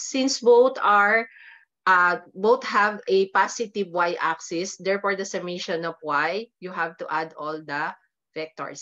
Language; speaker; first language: English; non-native, local second language; Filipino